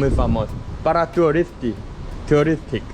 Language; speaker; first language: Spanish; non-native, learner; Korean